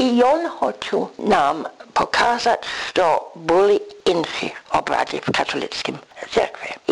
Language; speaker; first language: Polish; non-native, learner; English